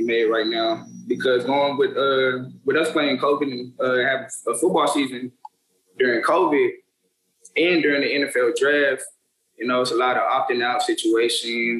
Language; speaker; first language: English; native; English